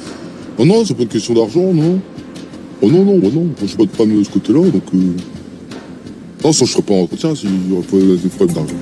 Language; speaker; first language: French; native; French